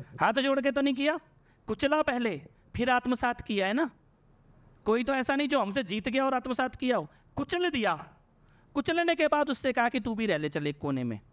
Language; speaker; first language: Hindi; native; Hindi